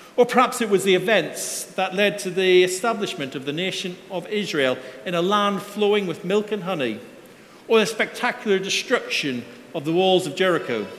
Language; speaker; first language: English; native; English